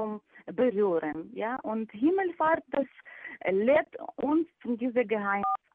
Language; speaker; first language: German; non-native, fluent; Ukrainian